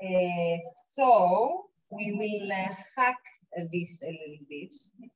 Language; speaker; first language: English; non-native, learner; Spanish